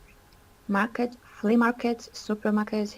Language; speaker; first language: English; non-native, learner; Russian